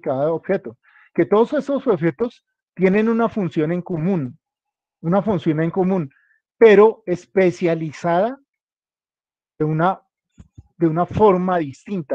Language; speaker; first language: Spanish; native; Spanish